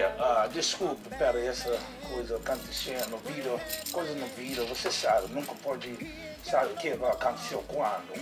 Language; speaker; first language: Portuguese; non-native, learner; English